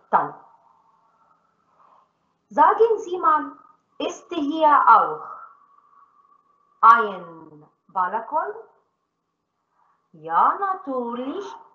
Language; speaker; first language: German; non-native, fluent; Arabic